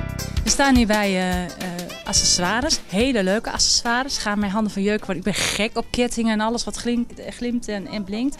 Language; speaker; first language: Dutch; native; Dutch